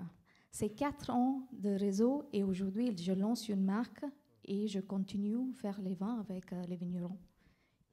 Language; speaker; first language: French; non-native, fluent; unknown